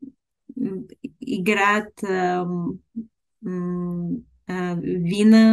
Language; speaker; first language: Russian; non-native, learner; Bulgarian